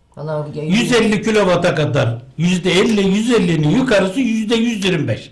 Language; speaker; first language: Turkish; native; Turkish